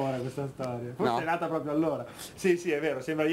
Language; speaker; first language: Italian; native; Italian